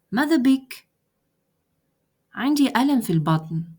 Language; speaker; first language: Arabic; non-native, fluent; Russian